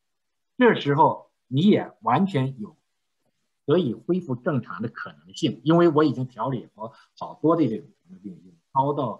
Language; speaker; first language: Chinese; native; Chinese